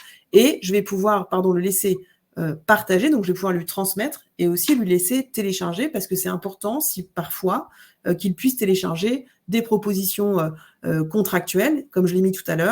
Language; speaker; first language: French; native; French